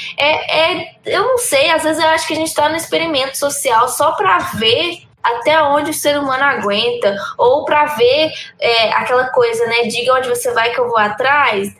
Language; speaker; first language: Portuguese; early bilingual, heritage; Portuguese